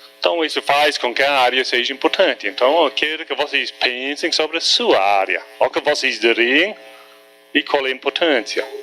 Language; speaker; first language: Portuguese; non-native, fluent; English